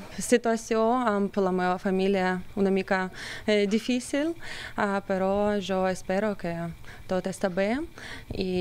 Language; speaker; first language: Catalan; non-native, learner; Ukrainian